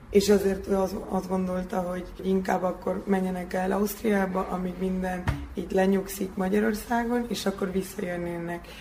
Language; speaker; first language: Hungarian; early bilingual, heritage; Hungarian